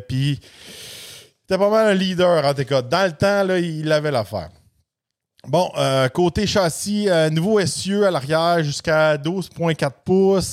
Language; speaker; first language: French; native; French